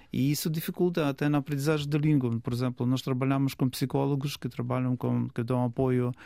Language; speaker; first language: Portuguese; non-native, fluent; Ukrainian